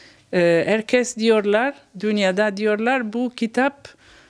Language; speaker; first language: Turkish; non-native, learner; Italian